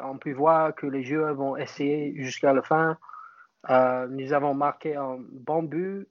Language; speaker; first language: French; non-native, fluent; English